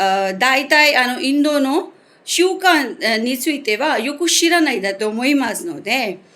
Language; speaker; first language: Japanese; non-native, fluent; Hindi